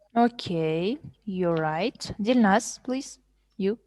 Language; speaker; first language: English; non-native, fluent; Kazakh